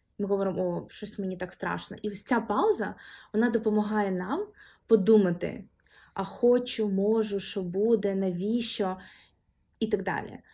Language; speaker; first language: Ukrainian; non-native, local second language; Russian